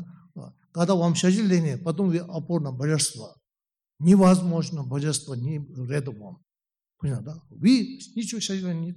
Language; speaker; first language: Russian; non-native, learner; Tibetan